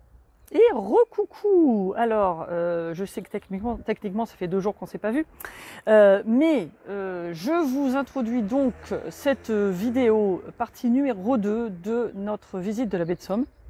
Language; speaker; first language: French; native; French